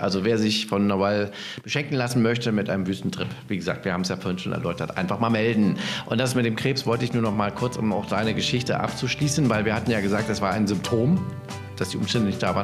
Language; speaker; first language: German; native; German